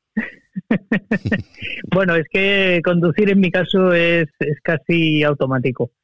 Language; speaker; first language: Spanish; native; Spanish